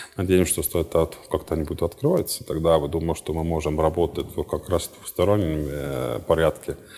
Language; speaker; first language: Russian; non-native, fluent; Estonian